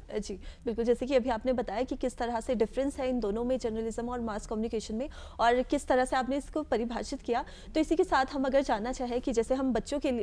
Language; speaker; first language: Hindi; native; Hindi